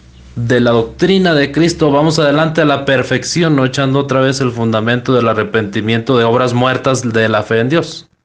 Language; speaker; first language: Spanish; native; Spanish